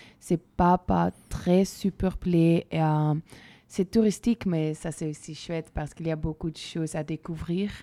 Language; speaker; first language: French; non-native, local second language; Dutch